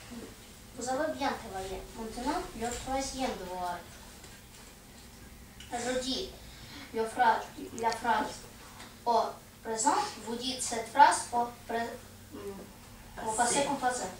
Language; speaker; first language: French; non-native, learner; Russian